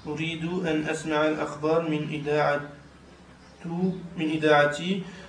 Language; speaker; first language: Arabic; non-native, learner; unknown